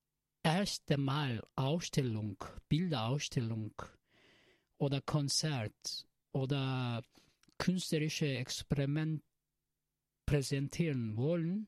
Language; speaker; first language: German; non-native, learner; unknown